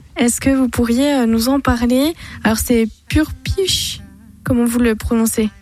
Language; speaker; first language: French; native; French